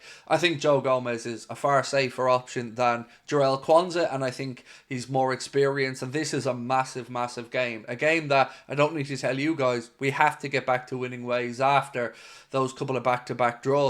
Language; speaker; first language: English; native; English